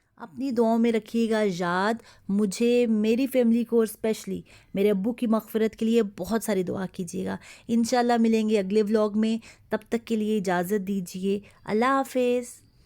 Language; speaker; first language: Urdu; native; Urdu